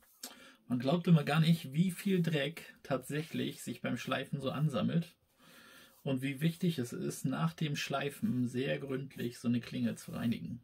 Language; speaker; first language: German; native; German